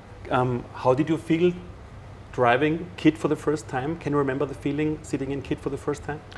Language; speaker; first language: English; non-native, fluent; German